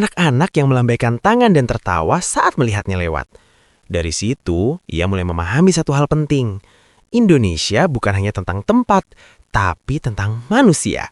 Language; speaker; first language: Indonesian; native; Indonesian